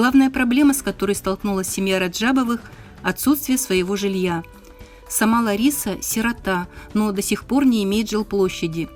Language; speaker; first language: Russian; native; Russian